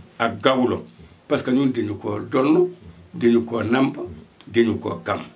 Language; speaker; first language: Wolof; non-native, local second language; Fula